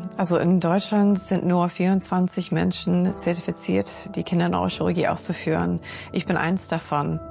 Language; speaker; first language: German; non-native, fluent; English